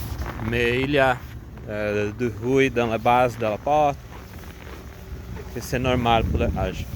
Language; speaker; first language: French; non-native, learner; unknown